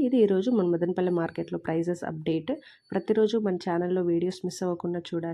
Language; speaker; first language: Telugu; native; Telugu